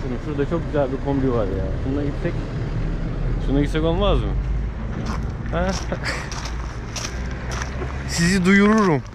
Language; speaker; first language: Turkish; native; Turkish